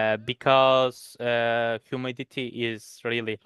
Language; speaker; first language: English; non-native, learner; Turkish